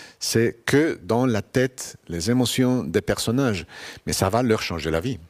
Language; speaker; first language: French; non-native, fluent; Spanish